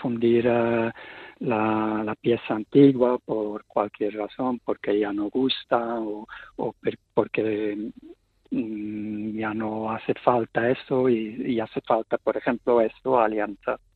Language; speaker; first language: Spanish; non-native, fluent; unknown